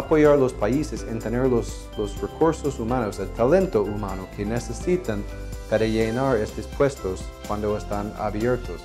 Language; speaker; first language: Spanish; non-native, fluent; English